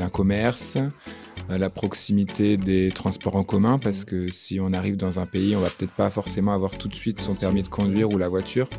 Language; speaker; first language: French; native; French